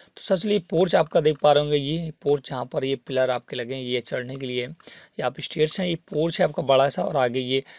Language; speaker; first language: Hindi; native; Hindi